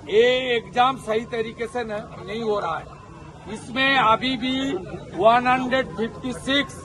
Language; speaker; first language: Hindi; non-native, local second language; Bangla